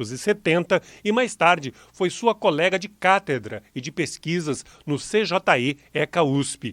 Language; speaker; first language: Portuguese; native; Portuguese